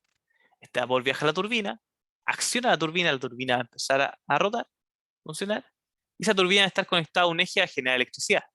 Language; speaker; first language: Spanish; native; Spanish